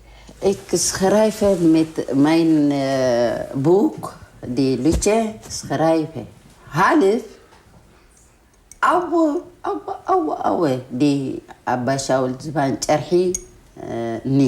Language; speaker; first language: Dutch; non-native, learner; Tigrinya